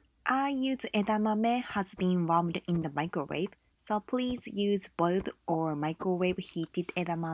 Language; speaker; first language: English; non-native, learner; Japanese